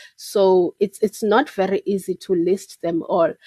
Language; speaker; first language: English; non-native, local second language; Xhosa